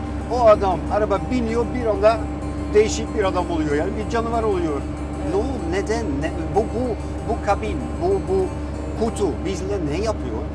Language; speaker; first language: Turkish; non-native, fluent; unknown